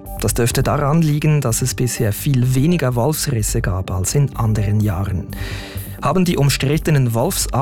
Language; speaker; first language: German; native; German